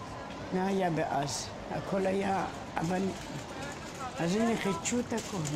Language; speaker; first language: Hebrew; non-native, fluent; Spanish